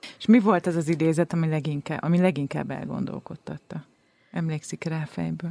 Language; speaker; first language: Hungarian; native; Hungarian